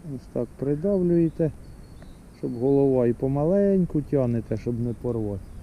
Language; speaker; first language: Ukrainian; native; Ukrainian